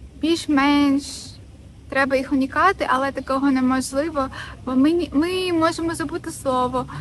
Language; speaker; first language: Ukrainian; non-native, local second language; Russian